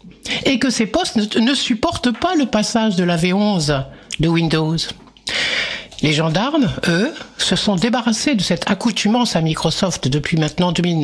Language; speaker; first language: French; native; French